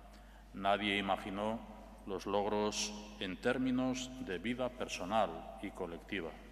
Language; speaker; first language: Spanish; native; Spanish